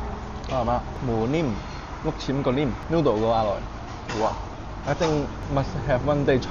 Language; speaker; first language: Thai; native; Thai